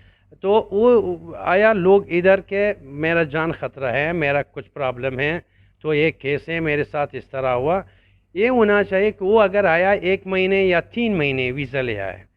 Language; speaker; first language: Hindi; non-native, learner; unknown